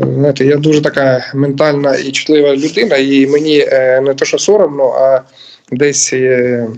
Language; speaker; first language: Ukrainian; native; Ukrainian